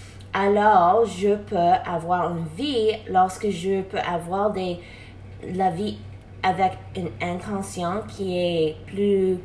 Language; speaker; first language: French; non-native, learner; English